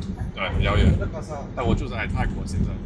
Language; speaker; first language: Chinese; non-native, fluent; English